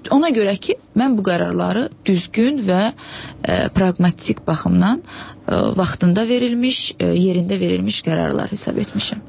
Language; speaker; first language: Azerbaijani; native; Azerbaijani